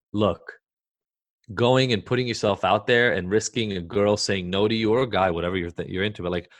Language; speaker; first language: English; early bilingual, other home language; Hebrew